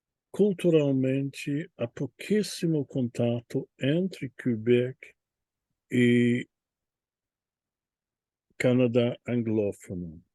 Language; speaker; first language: Portuguese; non-native, fluent; English